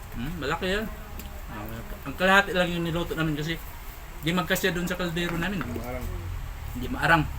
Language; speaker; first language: Filipino; non-native, local second language; Cebuano